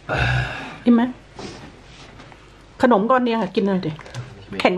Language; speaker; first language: Swedish; non-native, learner; Thai